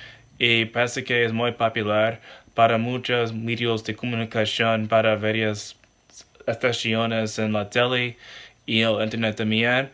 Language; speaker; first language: Spanish; non-native, learner; English